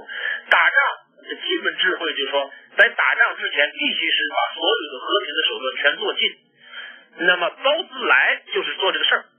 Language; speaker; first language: Chinese; native; Chinese